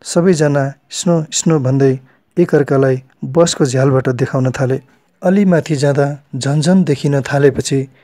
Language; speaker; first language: Nepali; native; Nepali